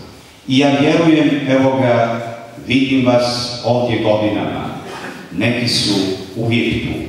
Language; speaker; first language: Croatian; native; Croatian